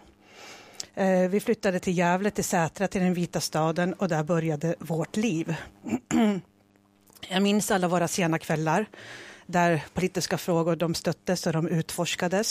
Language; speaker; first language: Swedish; native; Swedish